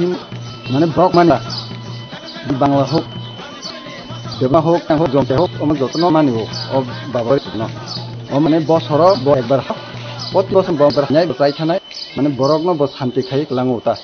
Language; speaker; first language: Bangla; non-native, local second language; Kok Borok